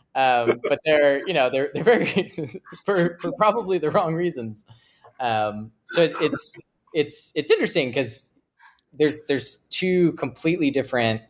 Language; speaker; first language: English; native; English